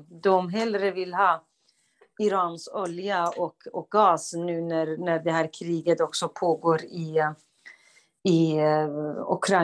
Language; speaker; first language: Swedish; non-native, fluent; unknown